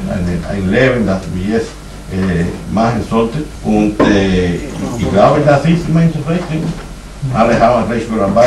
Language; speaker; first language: German; non-native, fluent; Spanish